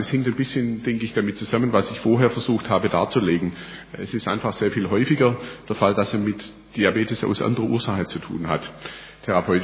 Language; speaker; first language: German; native; German